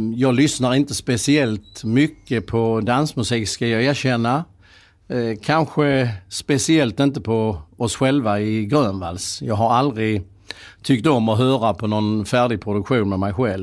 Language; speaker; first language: Swedish; native; Swedish